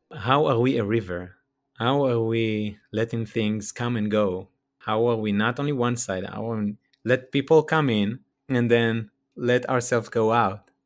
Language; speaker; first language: English; non-native, fluent; Hebrew